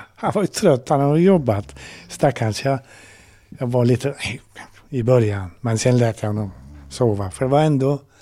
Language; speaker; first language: Swedish; native; Swedish